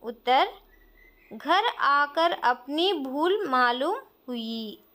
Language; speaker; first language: Hindi; non-native, local second language; Kannada